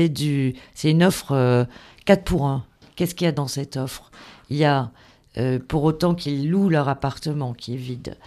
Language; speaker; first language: French; native; French